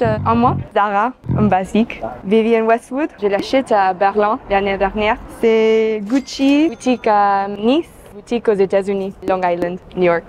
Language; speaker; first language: French; non-native, learner; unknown